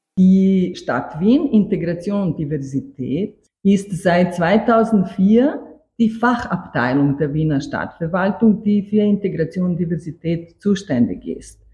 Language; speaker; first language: German; non-native, fluent; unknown